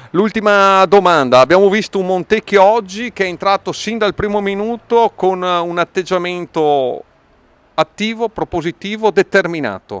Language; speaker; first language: Italian; native; Italian